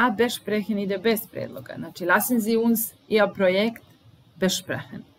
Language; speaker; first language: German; non-native, fluent; Serbian